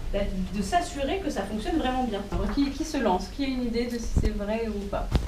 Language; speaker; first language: French; native; French